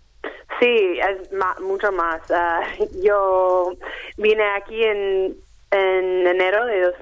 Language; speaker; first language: Spanish; non-native, fluent; English